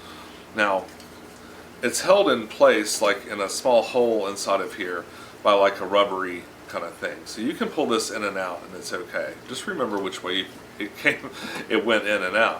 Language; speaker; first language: English; native; English